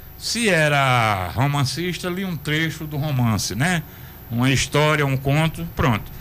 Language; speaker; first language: Portuguese; native; Portuguese